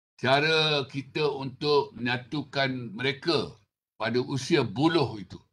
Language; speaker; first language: Malay; non-native, local second language; Chinese